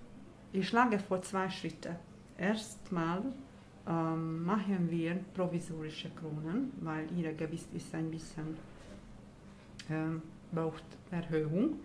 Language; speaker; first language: German; non-native, learner; Hungarian